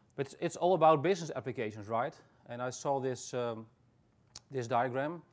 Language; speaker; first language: English; non-native, fluent; Dutch